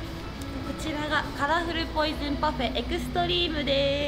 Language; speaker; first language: Japanese; native; Japanese